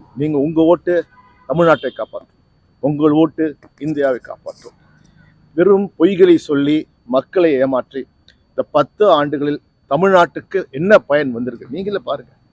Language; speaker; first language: Tamil; native; Tamil